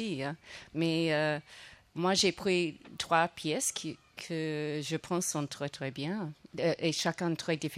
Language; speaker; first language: French; non-native, fluent; English